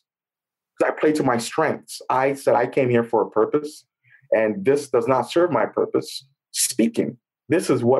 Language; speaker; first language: English; native; English